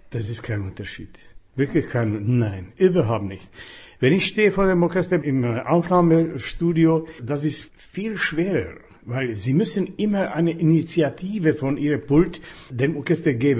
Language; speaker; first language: German; non-native, fluent; Slovak